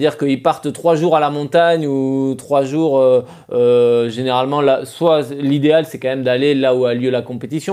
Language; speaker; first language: French; native; French